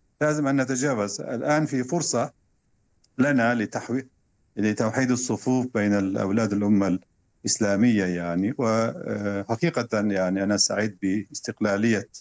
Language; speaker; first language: Arabic; non-native, fluent; Turkish